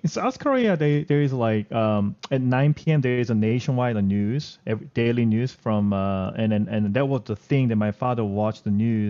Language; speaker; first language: English; non-native, fluent; Korean